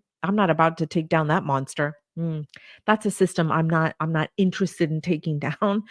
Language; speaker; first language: English; native; English